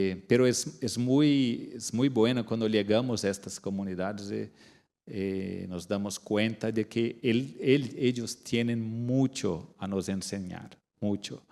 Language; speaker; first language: Spanish; non-native, fluent; Portuguese